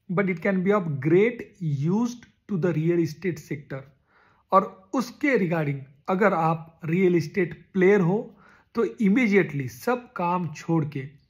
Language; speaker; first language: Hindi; non-native, local second language; Marathi